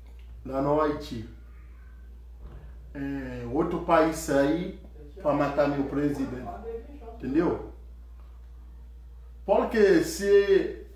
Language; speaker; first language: Portuguese; non-native, learner; Haitian Creole